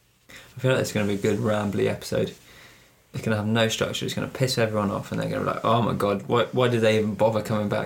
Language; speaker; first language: English; native; English